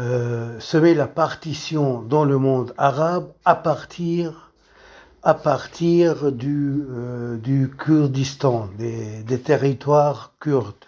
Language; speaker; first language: French; non-native, local second language; Arabic